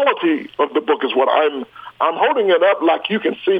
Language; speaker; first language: English; native; English